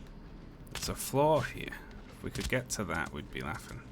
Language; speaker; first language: English; native; English